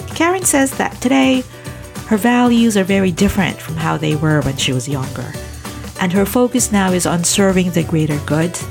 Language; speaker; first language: English; native; English